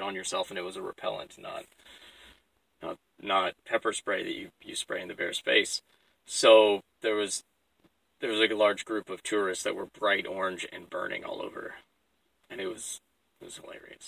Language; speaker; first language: English; native; English